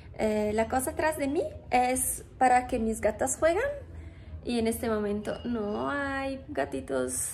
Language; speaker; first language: Spanish; non-native, fluent; Italian